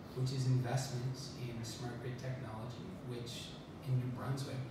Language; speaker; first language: English; native; English